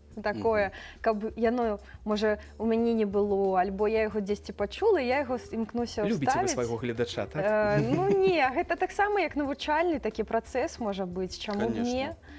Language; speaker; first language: Belarusian; non-native, local second language; Russian